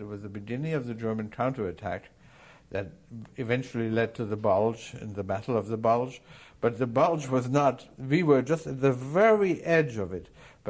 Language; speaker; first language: English; non-native, fluent; German